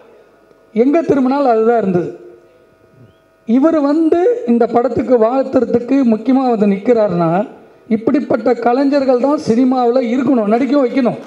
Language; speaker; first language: Tamil; native; Tamil